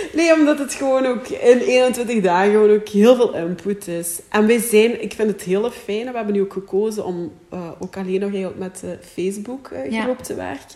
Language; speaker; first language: Dutch; native; Dutch